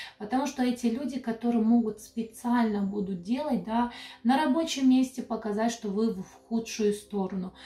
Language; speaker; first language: Russian; non-native, local second language; Romanian